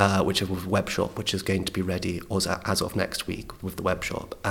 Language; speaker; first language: English; native; English